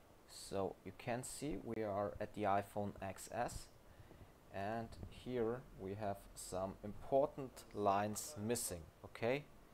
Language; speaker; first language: English; non-native, fluent; German